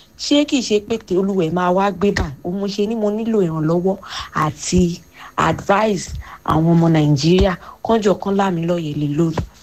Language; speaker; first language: Yoruba; non-native, local second language; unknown